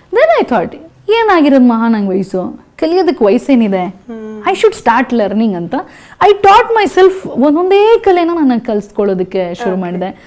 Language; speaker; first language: Kannada; native; Kannada